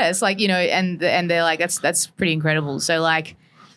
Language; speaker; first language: English; native; English